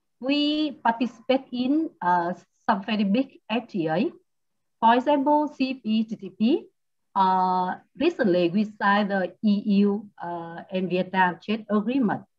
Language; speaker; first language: English; non-native, learner; Vietnamese